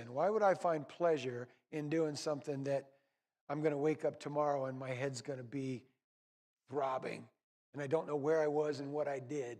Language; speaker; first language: English; native; English